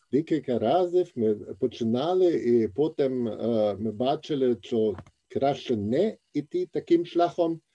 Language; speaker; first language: Ukrainian; non-native, fluent; German